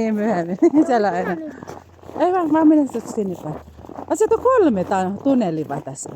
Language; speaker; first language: Finnish; non-native, learner; Bikol